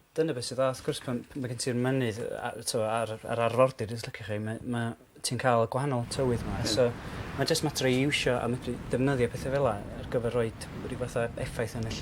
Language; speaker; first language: Welsh; native; Welsh